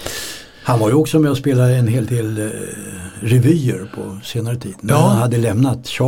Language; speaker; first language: Swedish; native; Swedish